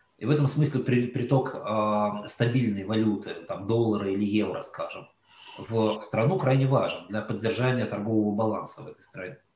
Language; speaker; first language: Russian; native; Russian